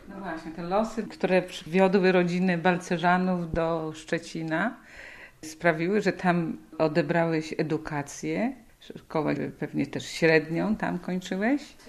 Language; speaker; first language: Polish; native; Polish